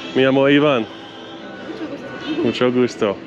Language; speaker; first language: Spanish; non-native, learner; English